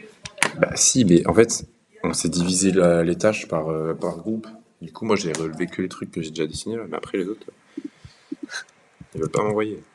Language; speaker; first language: French; native; French